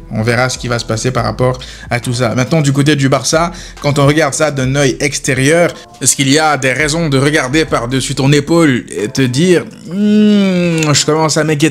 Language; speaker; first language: French; native; French